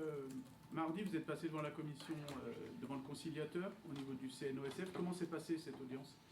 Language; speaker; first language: French; native; French